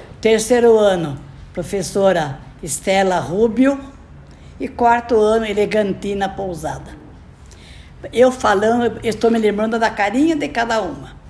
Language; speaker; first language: Portuguese; native; Portuguese